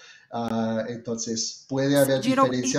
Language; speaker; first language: Spanish; non-native, fluent; French